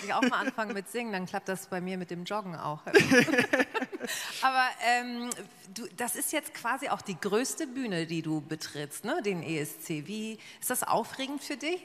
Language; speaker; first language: German; native; German